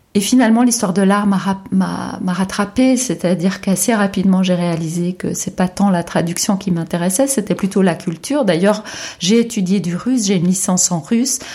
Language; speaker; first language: French; native; French